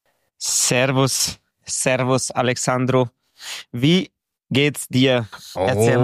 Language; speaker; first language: German; non-native, fluent; Hungarian